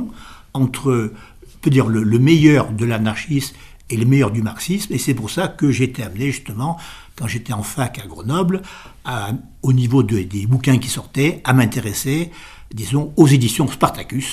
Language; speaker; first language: French; native; French